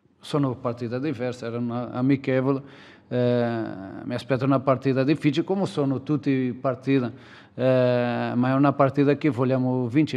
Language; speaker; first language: Italian; non-native, learner; Portuguese